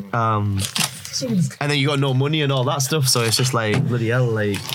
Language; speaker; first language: English; early bilingual, other home language; Urdu